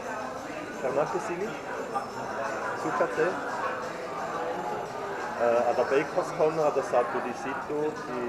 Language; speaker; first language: Indonesian; non-native, fluent; German